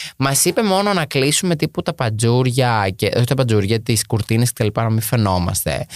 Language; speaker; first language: Greek; native; Greek